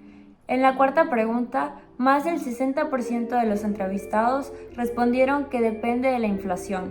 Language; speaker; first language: Spanish; native; Spanish